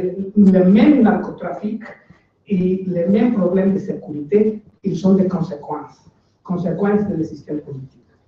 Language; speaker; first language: French; non-native, learner; Spanish